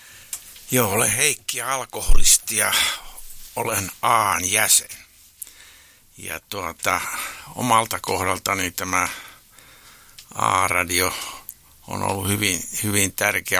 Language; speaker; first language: Finnish; native; Finnish